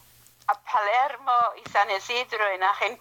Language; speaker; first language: Spanish; non-native, fluent; English